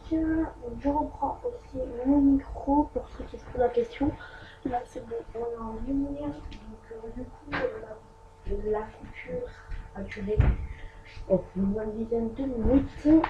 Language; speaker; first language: French; native; French